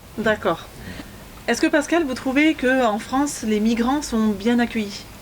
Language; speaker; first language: French; native; French